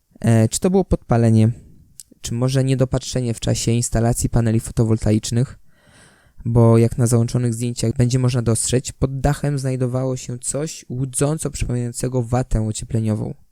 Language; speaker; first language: Polish; native; Polish